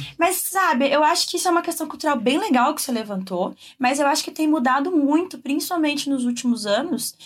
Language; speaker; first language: Portuguese; native; Portuguese